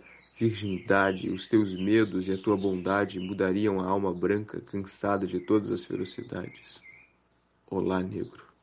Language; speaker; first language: Portuguese; native; Portuguese